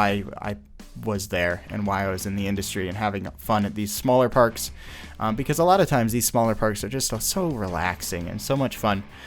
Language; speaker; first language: English; native; English